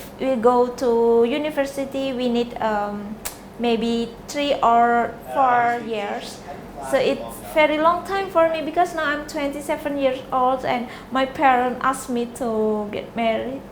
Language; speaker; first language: English; non-native, learner; Indonesian